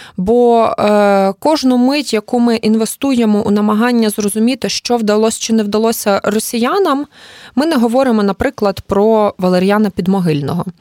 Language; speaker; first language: Ukrainian; native; Ukrainian